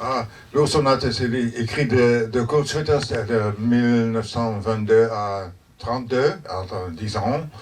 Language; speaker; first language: French; non-native, learner; Dutch